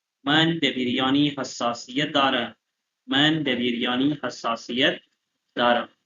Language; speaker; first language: Persian; non-native, fluent; Urdu